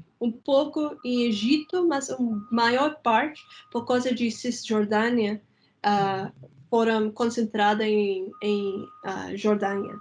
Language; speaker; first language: Portuguese; non-native, fluent; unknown